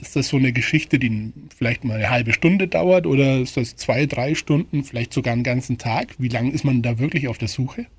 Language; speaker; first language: German; native; German